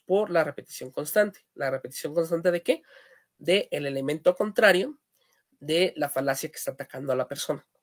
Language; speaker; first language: Spanish; native; Spanish